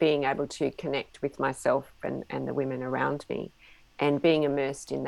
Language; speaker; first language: English; native; English